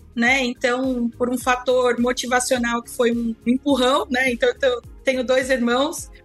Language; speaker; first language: Portuguese; native; Portuguese